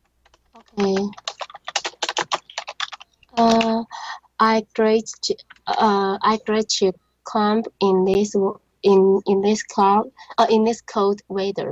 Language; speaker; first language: English; non-native, learner; Chinese